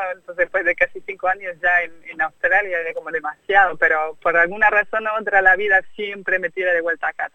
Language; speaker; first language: Spanish; non-native, fluent; German